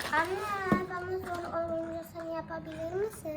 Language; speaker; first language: Turkish; early bilingual, heritage; Turkish